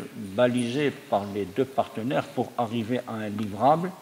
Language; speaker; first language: French; non-native, local second language; Arabic